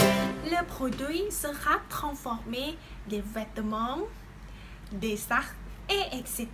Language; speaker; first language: French; non-native, learner; Thai